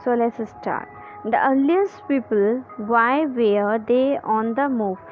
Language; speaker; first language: English; non-native, local second language; Hindi